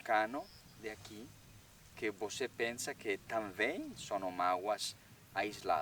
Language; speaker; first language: Portuguese; non-native, learner; Spanish